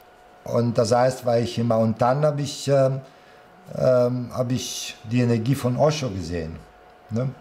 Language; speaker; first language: German; non-native, fluent; Italian